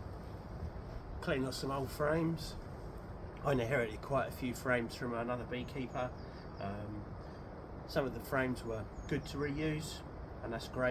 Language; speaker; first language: English; native; English